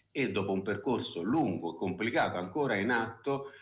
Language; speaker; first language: Italian; native; Italian